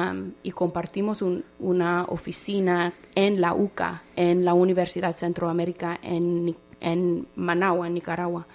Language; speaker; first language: Spanish; non-native, fluent; English